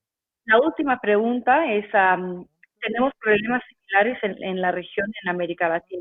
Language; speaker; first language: Spanish; non-native, fluent; English